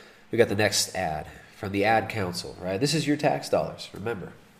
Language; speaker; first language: English; native; English